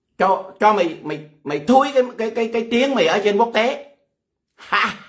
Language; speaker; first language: Vietnamese; non-native, local second language; Khmer